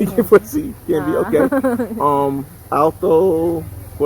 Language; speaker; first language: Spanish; non-native, learner; English